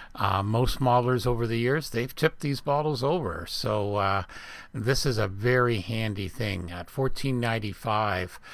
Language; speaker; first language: English; native; English